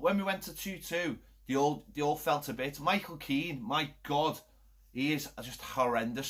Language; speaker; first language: English; native; English